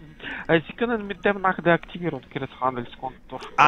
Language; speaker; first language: German; non-native, fluent; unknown